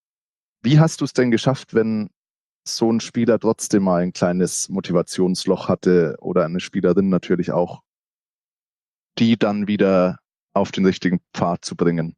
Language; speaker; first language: German; native; German